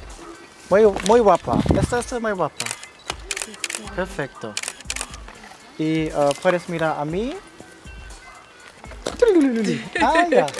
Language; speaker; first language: Spanish; non-native, learner; German